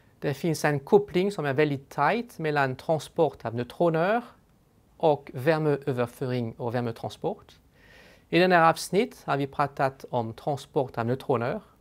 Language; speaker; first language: Swedish; non-native, fluent; French